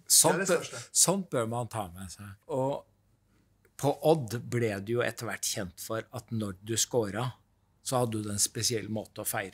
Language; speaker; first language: Norwegian; native; Norwegian